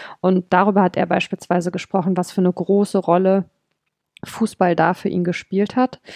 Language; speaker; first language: German; native; German